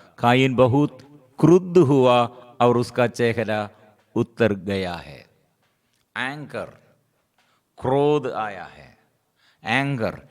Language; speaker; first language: Hindi; non-native, local second language; Malayalam